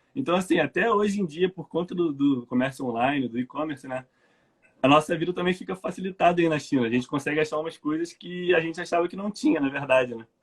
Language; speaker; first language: Portuguese; native; Portuguese